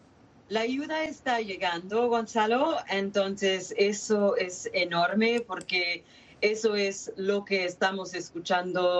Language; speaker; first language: Spanish; non-native, fluent; Haitian Creole